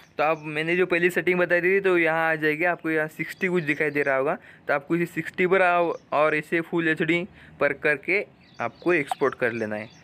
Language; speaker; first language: Hindi; non-native, local second language; Marathi